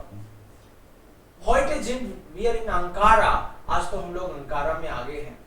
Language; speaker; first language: Hindi; native; Hindi